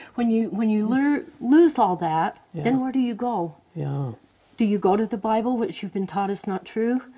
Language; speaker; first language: English; native; English